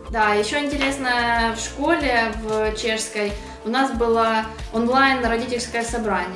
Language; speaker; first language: Russian; native; Russian